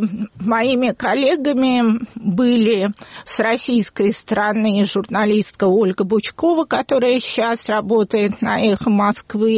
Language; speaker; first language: Russian; native; Russian